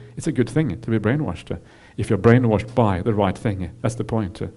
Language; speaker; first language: English; non-native, fluent; Norwegian